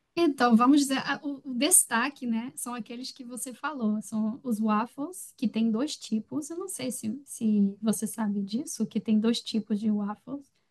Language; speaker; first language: Portuguese; non-native, fluent; French